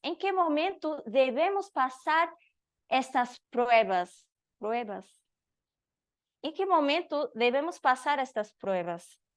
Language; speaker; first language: Spanish; non-native, learner; Portuguese